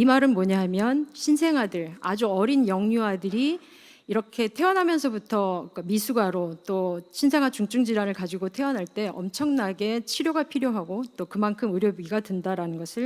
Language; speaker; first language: Korean; native; Korean